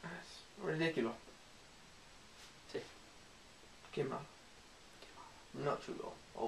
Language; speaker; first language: Spanish; non-native, learner; English